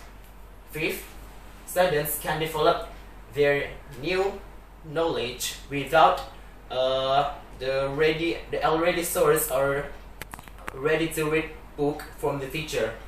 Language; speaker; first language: English; non-native, learner; Indonesian